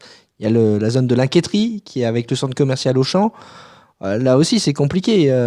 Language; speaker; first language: French; native; French